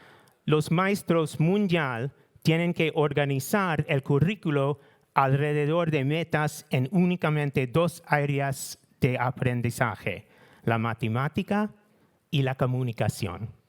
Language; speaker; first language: Spanish; non-native, learner; English